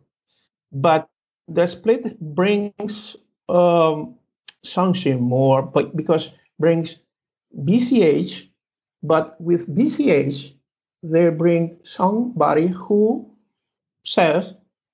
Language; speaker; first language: English; non-native, learner; Spanish